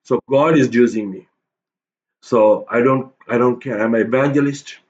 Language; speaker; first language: English; non-native, local second language; Tamil